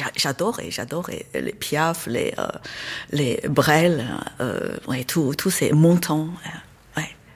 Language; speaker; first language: French; non-native, fluent; Chinese